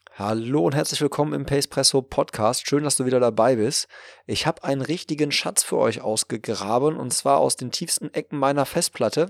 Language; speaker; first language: German; native; German